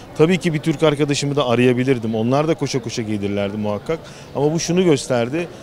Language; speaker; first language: Turkish; native; Turkish